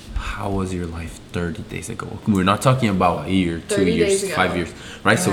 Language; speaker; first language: English; non-native, fluent; Portuguese